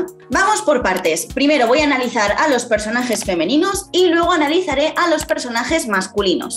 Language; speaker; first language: Spanish; native; Spanish